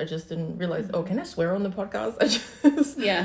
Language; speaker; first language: English; non-native, fluent; Chinese